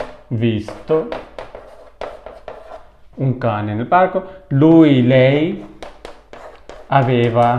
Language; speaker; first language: Italian; non-native, fluent; Urdu